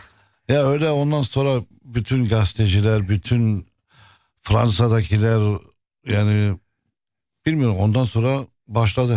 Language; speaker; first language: Turkish; non-native, fluent; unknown